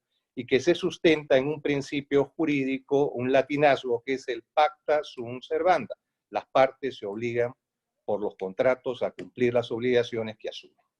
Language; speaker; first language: Spanish; native; Spanish